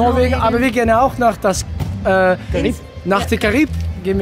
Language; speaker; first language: German; non-native, learner; Dutch